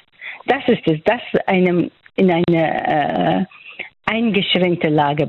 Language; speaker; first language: German; non-native, fluent; Persian